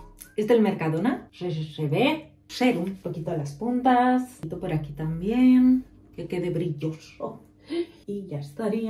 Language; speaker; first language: Spanish; native; Spanish